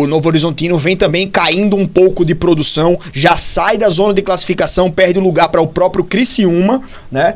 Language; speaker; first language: Portuguese; native; Portuguese